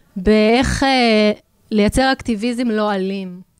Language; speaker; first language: Hebrew; native; Hebrew